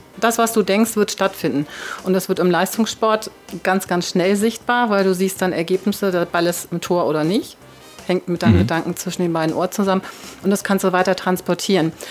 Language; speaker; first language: German; native; German